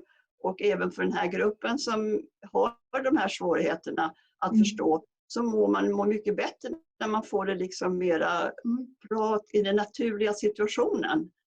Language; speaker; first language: Swedish; native; Swedish